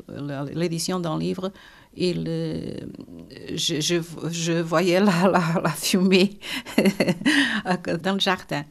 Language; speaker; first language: French; non-native, local second language; Portuguese